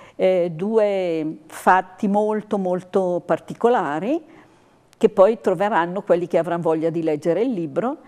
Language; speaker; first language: Italian; native; Italian